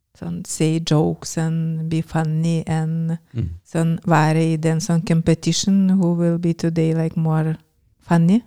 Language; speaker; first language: Norwegian; non-native, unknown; Lithuanian